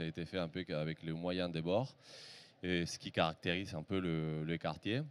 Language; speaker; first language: French; native; French